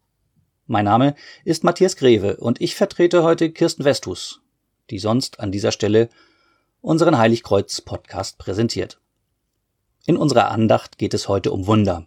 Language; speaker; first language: German; native; German